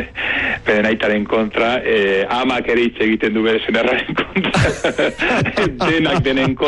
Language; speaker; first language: Basque; native; Basque